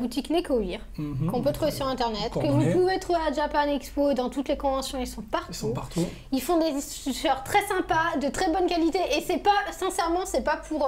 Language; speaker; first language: French; native; French